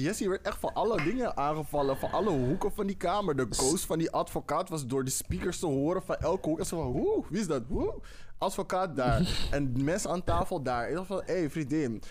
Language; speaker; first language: Dutch; native; Dutch